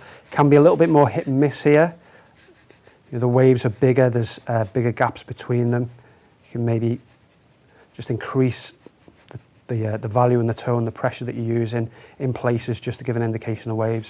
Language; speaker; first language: English; native; English